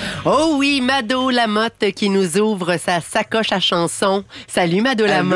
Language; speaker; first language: French; native; French